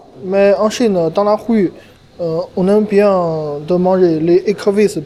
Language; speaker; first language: French; non-native, learner; Chinese